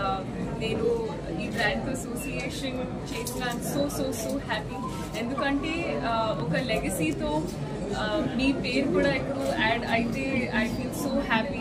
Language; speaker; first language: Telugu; non-native, learner; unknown